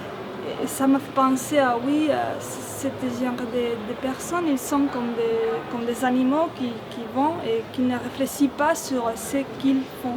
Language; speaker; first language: French; non-native, fluent; Spanish